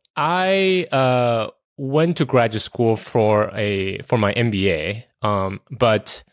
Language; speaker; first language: English; early bilingual, other home language; Korean